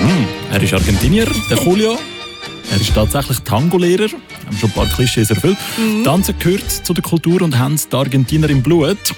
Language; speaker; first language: German; native; German